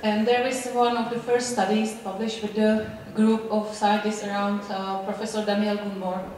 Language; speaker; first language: English; non-native, fluent; Czech